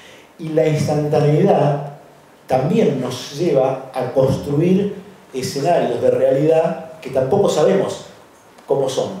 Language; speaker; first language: Spanish; native; Spanish